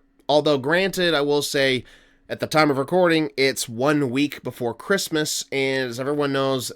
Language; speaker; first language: English; native; English